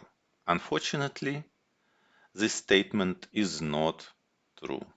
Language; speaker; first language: English; non-native, fluent; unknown